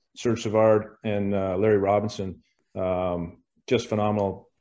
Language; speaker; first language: English; native; English